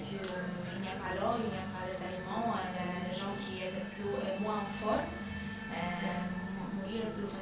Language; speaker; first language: French; non-native, learner; Polish